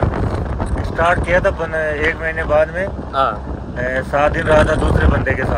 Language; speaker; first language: Hindi; native; Hindi